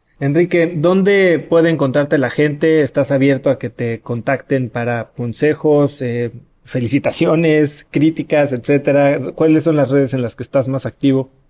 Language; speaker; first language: Spanish; native; Spanish